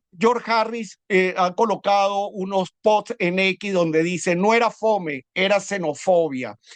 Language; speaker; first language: Spanish; native; Spanish